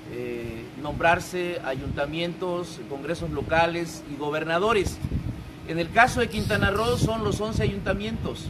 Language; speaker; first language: Spanish; native; Spanish